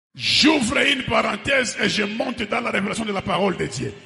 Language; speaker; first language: French; non-native, local second language; Swahili